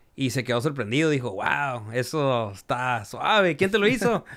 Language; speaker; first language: Spanish; early bilingual, heritage; Spanish